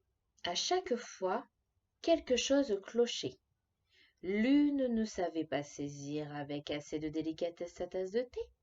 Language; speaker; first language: French; native; French